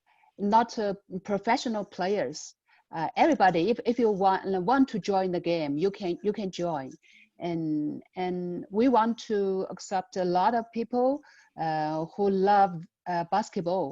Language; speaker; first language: English; non-native, learner; Chinese